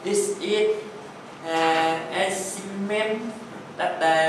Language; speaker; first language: English; non-native, learner; Thai